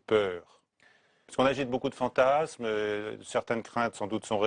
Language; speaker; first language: French; native; French